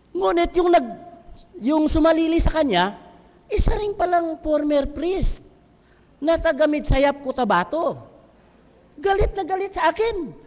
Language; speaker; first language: Filipino; non-native, local second language; Hiligaynon